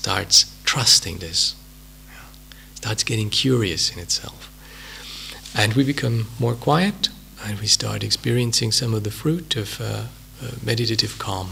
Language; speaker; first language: English; non-native, fluent; Swiss German